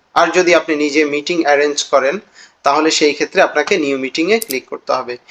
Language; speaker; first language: Bangla; native; Bangla